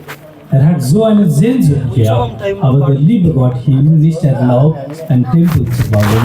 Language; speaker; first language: German; non-native, fluent; Telugu